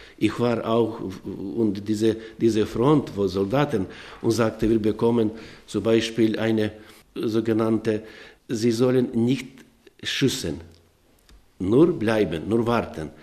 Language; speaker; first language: German; non-native, learner; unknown